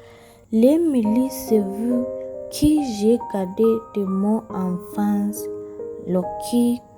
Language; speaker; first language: French; non-native, fluent; English